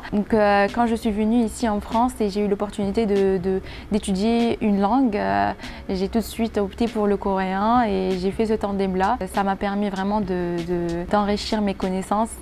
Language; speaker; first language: French; non-native, local second language; Arabic